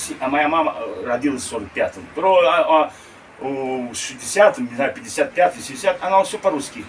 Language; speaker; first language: Russian; early bilingual, heritage; Russian